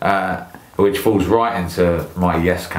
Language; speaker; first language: English; native; English